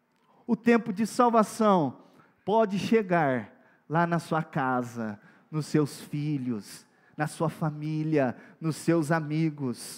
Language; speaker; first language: Portuguese; native; Portuguese